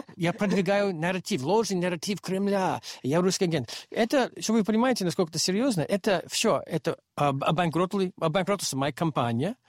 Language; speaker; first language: Russian; non-native, fluent; English